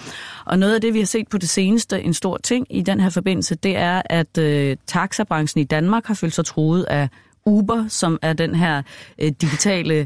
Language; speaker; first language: Danish; native; Danish